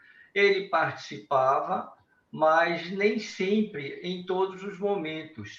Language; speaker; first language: Portuguese; native; Portuguese